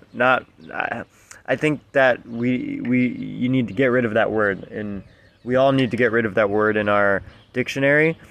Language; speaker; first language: English; native; English